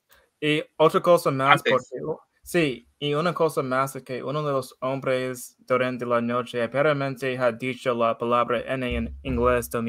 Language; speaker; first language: Spanish; non-native, learner; English